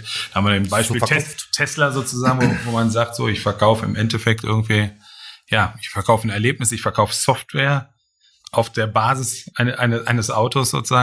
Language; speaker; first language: German; native; German